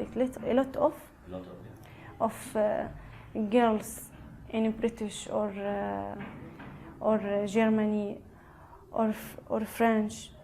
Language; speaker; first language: English; non-native, learner; Arabic